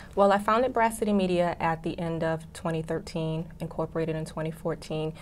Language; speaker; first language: English; native; English